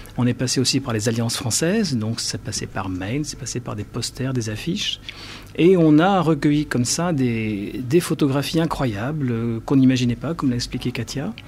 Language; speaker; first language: French; native; French